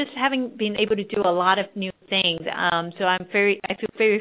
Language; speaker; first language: English; non-native, local second language; Cantonese